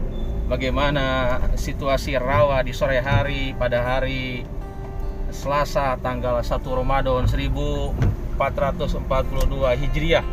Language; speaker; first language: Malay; non-native, local second language; Sundanese